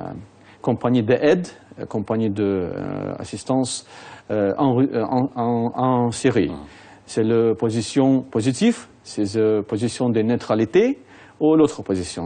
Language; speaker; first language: French; non-native, fluent; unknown